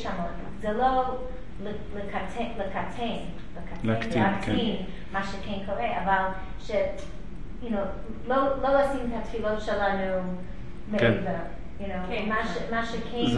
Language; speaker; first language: Hebrew; non-native, learner; English